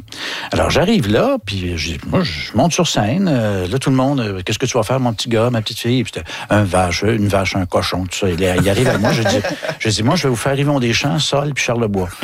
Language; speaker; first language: French; native; French